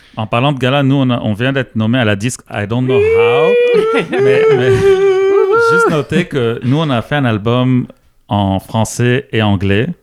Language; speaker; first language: French; non-native, local second language; Arabic